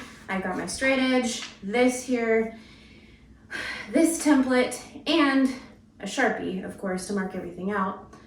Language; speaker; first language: English; native; English